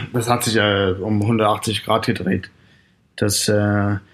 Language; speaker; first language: German; non-native, fluent; English